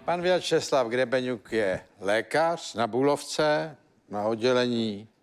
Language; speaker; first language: Czech; native; Czech